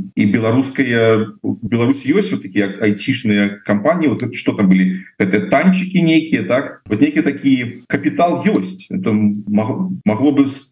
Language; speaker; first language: Belarusian; non-native, local second language; Russian